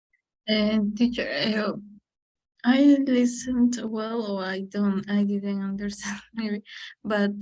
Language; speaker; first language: English; non-native, learner; Spanish